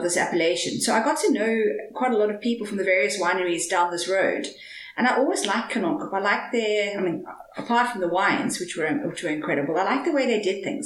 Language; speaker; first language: English; native; English